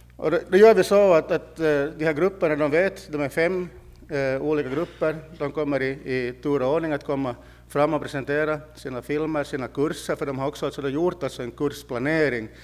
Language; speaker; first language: Swedish; native; Swedish